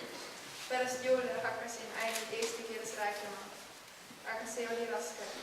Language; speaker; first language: Estonian; non-native, learner; German